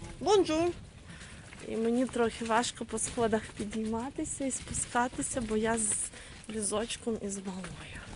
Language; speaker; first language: Ukrainian; native; Ukrainian